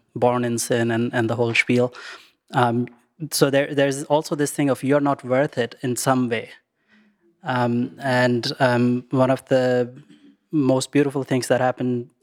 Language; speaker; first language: English; non-native, local second language; Urdu